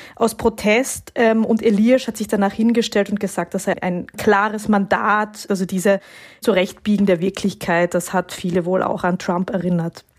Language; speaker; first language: German; native; German